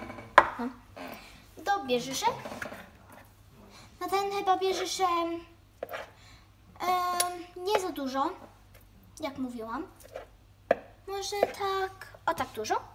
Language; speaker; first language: Polish; early bilingual, heritage; Polish